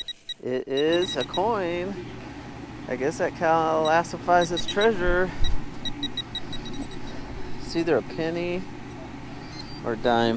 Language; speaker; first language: English; native; English